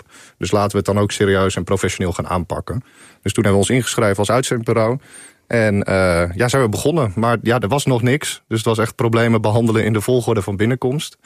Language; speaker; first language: Dutch; native; Dutch